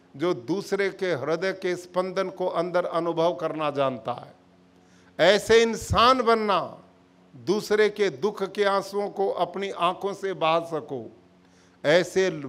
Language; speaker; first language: Hindi; native; Hindi